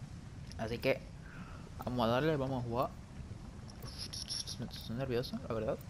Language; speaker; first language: Spanish; native; Spanish